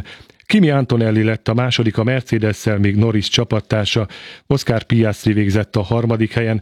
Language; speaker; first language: Hungarian; native; Hungarian